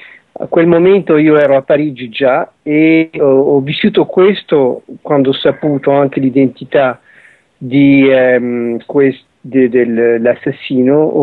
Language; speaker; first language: Italian; early bilingual, heritage; Italian